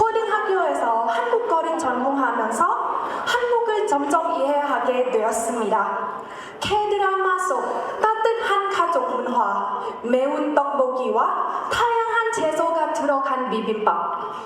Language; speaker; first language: Korean; non-native, fluent; Thai